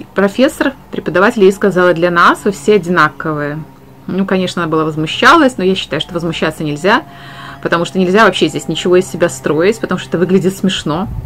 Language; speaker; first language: Russian; native; Russian